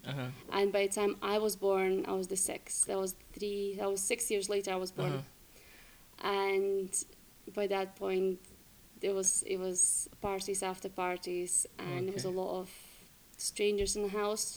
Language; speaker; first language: English; non-native, fluent; Lithuanian